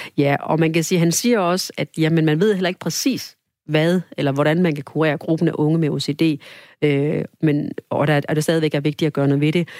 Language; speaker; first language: Danish; early bilingual, other home language; Tamil